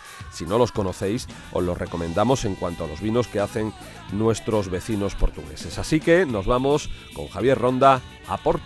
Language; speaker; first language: Spanish; native; Spanish